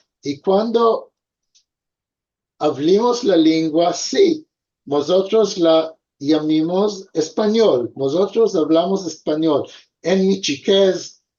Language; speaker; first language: Spanish; early bilingual, heritage; Ladino